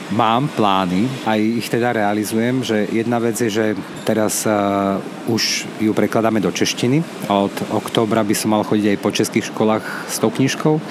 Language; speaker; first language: Slovak; native; Slovak